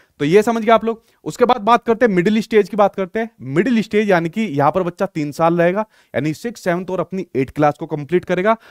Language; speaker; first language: Hindi; native; Hindi